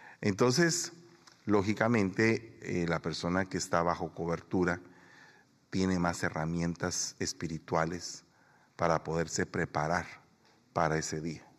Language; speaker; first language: Spanish; native; Spanish